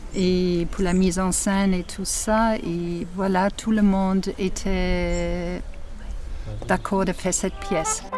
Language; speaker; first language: French; non-native, fluent; German